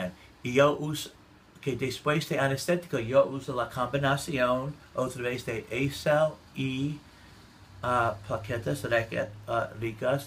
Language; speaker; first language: Spanish; non-native, learner; English